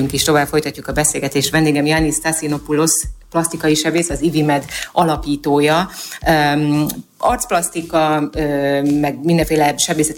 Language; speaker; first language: Hungarian; native; Hungarian